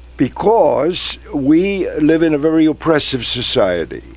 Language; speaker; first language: English; non-native, fluent; Spanish